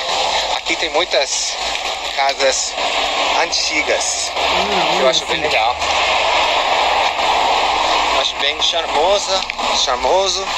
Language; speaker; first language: Portuguese; non-native, fluent; English